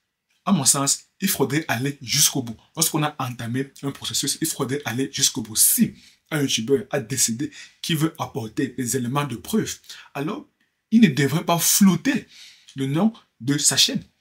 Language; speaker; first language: French; native; French